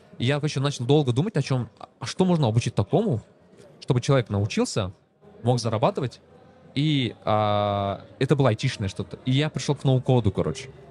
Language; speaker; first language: Russian; non-native, local second language; Kazakh